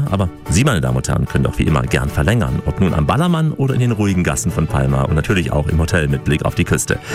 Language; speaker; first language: German; native; German